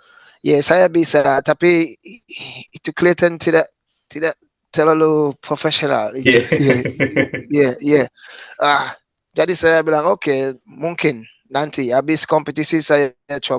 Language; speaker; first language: Indonesian; non-native, fluent; English